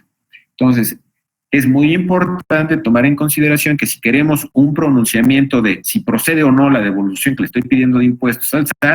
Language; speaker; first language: Spanish; native; Spanish